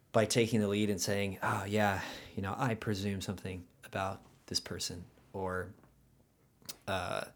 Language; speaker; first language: English; native; English